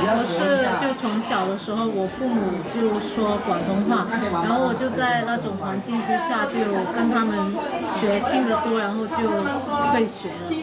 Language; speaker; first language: Chinese; non-native, local second language; Cantonese